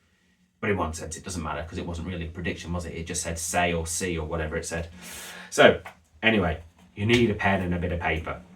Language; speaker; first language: English; native; English